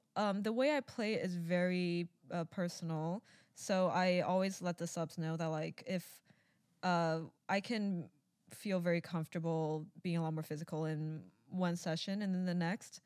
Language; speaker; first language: English; early bilingual, other home language; Chinese